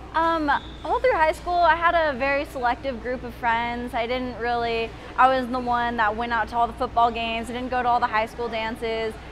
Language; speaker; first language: English; native; English